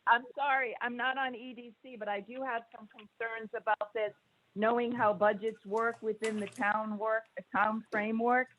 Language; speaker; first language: English; native; English